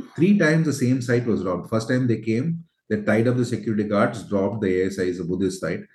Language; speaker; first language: English; non-native, local second language; Tamil